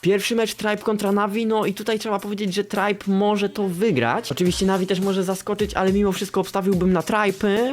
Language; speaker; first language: Polish; native; Polish